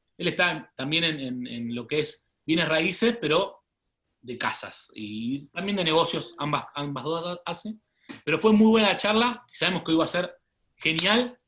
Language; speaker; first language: Spanish; native; Spanish